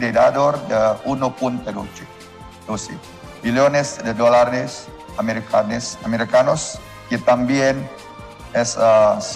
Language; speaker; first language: Spanish; non-native, learner; Indonesian